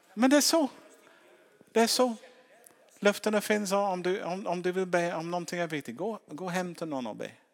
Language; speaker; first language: Swedish; non-native, fluent; English